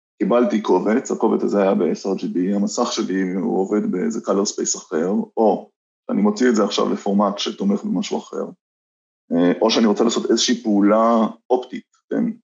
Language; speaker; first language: Hebrew; native; Hebrew